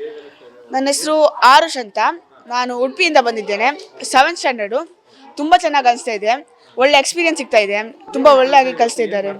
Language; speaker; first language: Kannada; native; Kannada